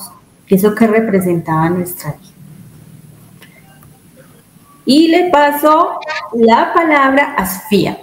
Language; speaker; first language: Spanish; native; Spanish